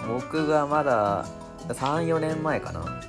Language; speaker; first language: Japanese; native; Japanese